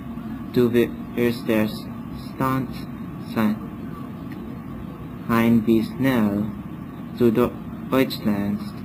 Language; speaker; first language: German; non-native, learner; English